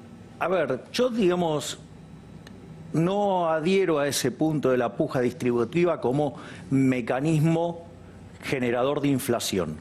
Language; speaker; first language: Spanish; native; Spanish